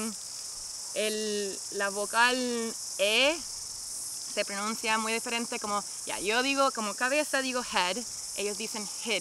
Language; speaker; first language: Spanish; non-native, fluent; English